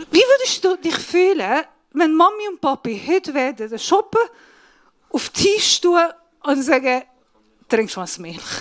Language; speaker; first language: German; non-native, fluent; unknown